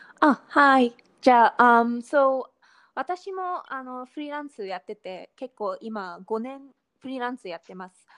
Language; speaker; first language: Japanese; non-native, fluent; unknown